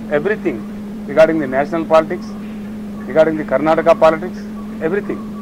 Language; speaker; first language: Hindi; non-native, local second language; Telugu